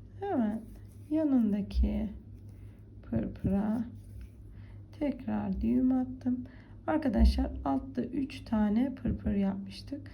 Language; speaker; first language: Turkish; native; Turkish